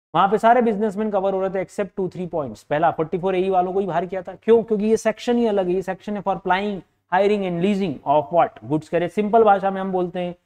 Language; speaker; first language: Hindi; native; Hindi